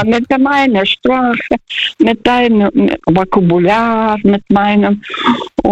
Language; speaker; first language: German; non-native, fluent; Russian